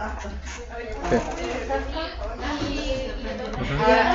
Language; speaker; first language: Spanish; native; Spanish